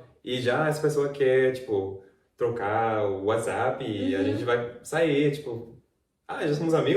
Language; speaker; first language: Portuguese; non-native, fluent; English